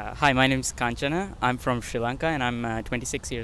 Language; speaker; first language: English; non-native, local second language; Sinhala